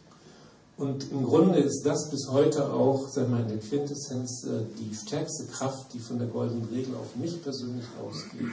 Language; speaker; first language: German; native; German